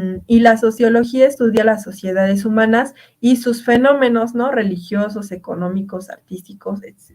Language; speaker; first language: Spanish; native; Spanish